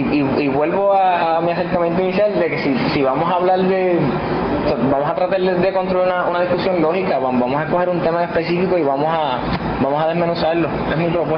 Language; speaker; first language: Spanish; native; Spanish